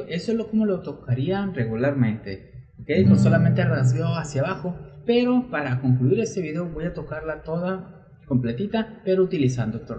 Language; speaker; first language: Spanish; native; Spanish